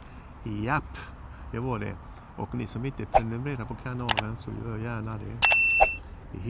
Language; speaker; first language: Swedish; native; Swedish